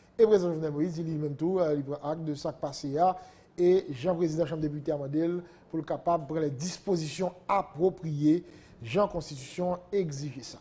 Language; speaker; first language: French; non-native, local second language; Haitian Creole